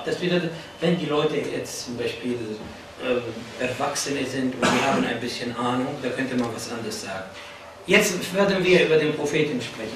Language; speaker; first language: German; non-native, fluent; Arabic